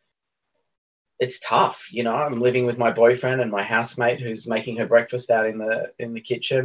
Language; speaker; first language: English; native; English